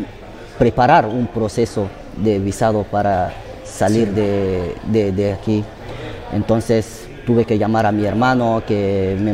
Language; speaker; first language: Spanish; non-native, fluent; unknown